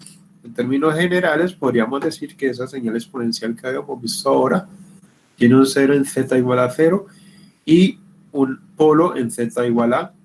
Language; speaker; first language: Spanish; native; Spanish